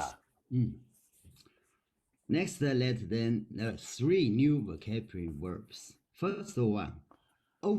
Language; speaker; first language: English; non-native, learner; Chinese